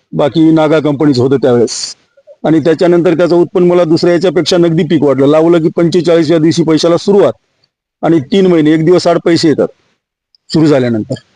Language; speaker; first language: Marathi; native; Marathi